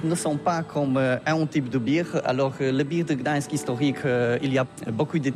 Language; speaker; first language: French; non-native, learner; Polish